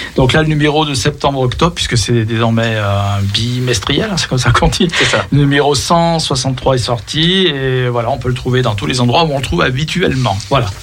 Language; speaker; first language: French; native; French